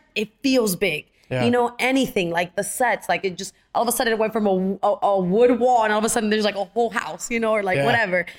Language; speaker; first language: English; early bilingual, other home language; Spanish